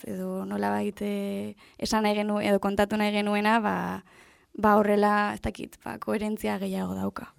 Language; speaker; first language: Basque; non-native, local second language; Spanish